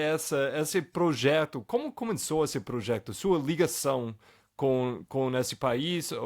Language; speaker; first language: Portuguese; non-native, fluent; English